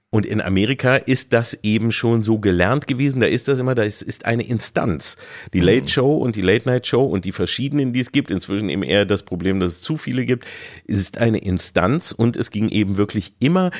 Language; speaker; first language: German; native; German